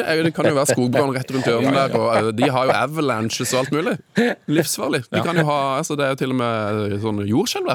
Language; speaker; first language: Norwegian; native; Norwegian